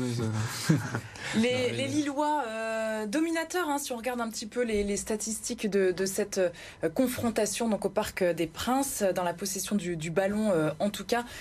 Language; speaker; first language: French; native; French